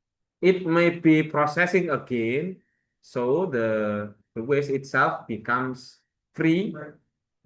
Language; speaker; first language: English; non-native, learner; Indonesian